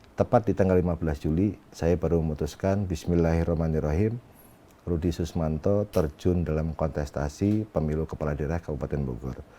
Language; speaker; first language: Indonesian; non-native, local second language; Sundanese